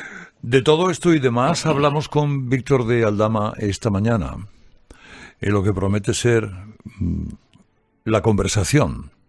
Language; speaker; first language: Spanish; native; Spanish